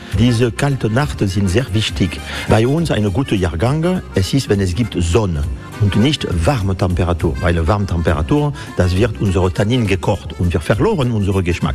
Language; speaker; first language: German; non-native, fluent; French